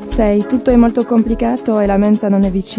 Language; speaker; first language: Italian; non-native, fluent; French